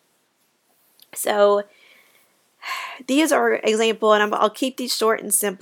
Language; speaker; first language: English; native; English